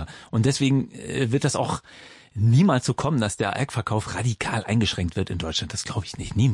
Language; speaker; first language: German; native; German